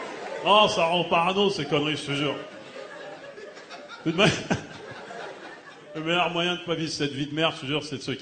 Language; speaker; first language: French; early bilingual, other home language; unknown